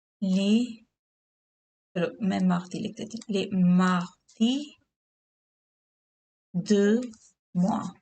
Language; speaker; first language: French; non-native, learner; Urdu